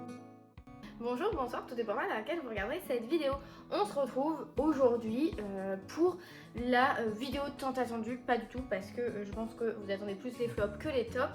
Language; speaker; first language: French; native; French